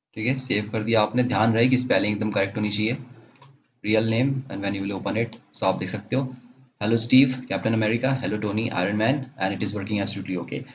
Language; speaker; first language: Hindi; native; Hindi